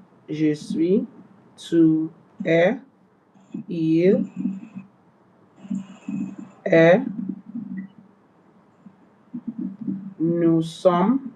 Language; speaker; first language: French; non-native, learner; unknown